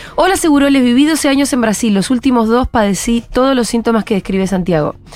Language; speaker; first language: Spanish; native; Spanish